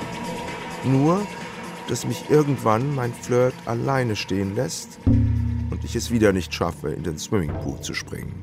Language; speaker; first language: German; native; German